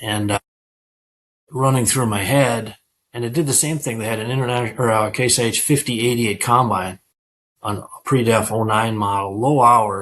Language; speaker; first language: English; native; English